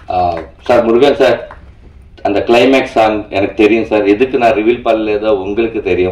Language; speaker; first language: Tamil; non-native, learner; Telugu